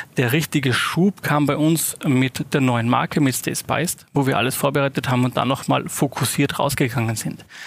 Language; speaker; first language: German; native; German